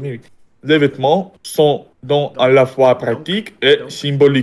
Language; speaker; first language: French; non-native, learner; Russian